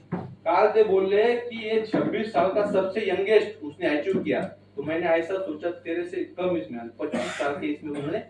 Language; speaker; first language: Hindi; non-native, local second language; Marathi